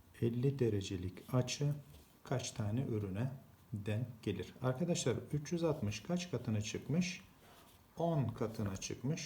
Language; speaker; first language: Turkish; native; Turkish